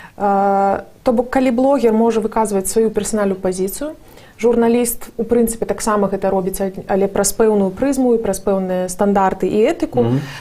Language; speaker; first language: Belarusian; non-native, local second language; Russian